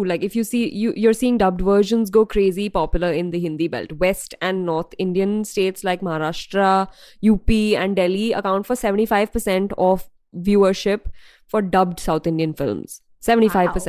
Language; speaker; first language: English; non-native, local second language; Hindi